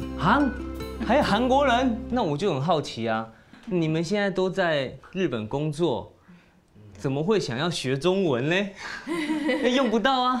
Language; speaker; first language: Chinese; native; Chinese